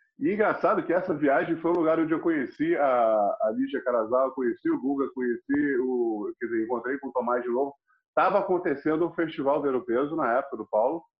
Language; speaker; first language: Portuguese; non-native, fluent; English